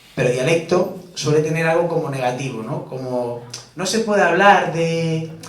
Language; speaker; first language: Spanish; native; Spanish